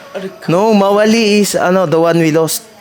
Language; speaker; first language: English; non-native, local second language; Filipino